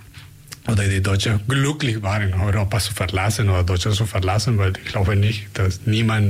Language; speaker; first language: German; non-native, fluent; Spanish